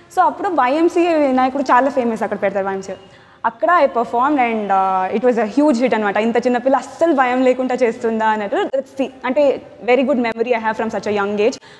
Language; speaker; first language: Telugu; non-native, local second language; Tamil